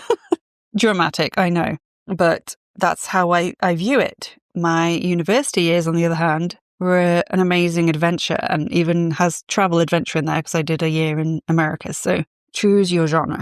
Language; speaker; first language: English; native; English